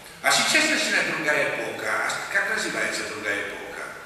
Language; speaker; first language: Russian; non-native, fluent; Italian